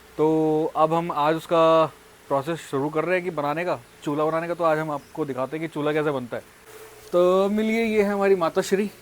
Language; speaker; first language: Hindi; native; Hindi